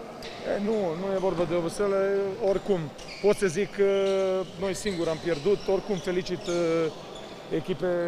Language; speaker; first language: Romanian; non-native, fluent; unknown